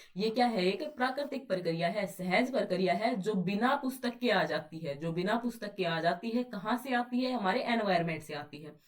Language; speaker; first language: Hindi; native; Hindi